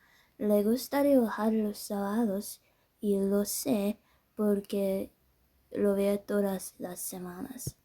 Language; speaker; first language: Spanish; non-native, learner; English